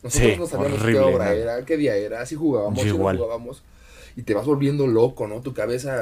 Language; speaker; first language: Spanish; native; Spanish